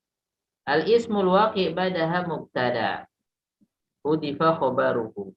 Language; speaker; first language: Arabic; non-native, fluent; Indonesian